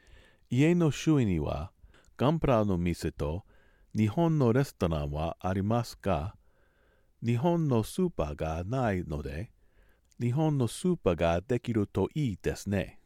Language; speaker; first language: Japanese; non-native, learner; English